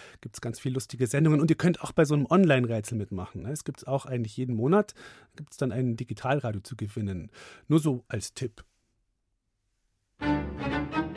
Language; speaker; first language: German; native; German